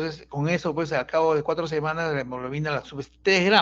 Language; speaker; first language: Spanish; native; Spanish